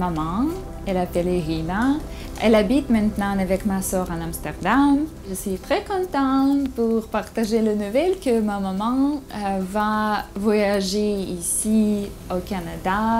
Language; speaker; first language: French; non-native, learner; Russian